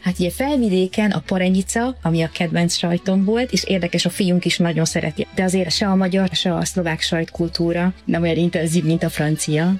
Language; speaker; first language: Hungarian; native; Hungarian